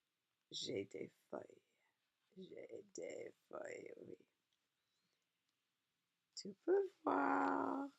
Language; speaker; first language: French; non-native, learner; English